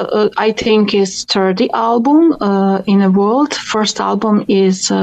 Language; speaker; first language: English; non-native, learner; Croatian